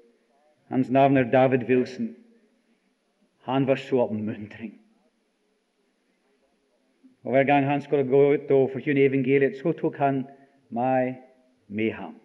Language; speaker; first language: Norwegian; non-native, fluent; English